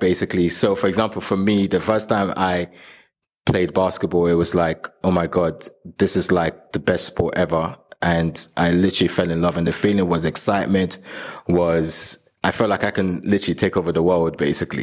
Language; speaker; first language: English; non-native, local second language; Yoruba